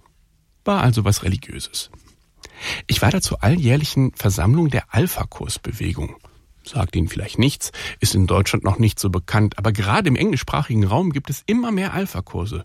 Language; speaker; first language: German; native; German